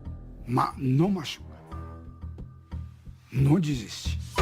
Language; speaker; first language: Portuguese; non-native, learner; Japanese